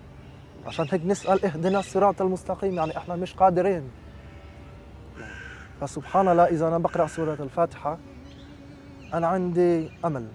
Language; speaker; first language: Arabic; non-native, fluent; French